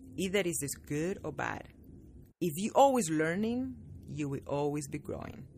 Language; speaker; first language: English; non-native, fluent; Spanish